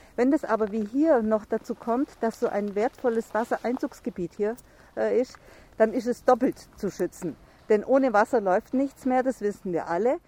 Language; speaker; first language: German; native; German